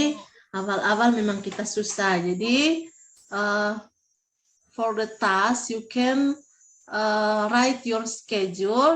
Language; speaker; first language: English; non-native, fluent; Indonesian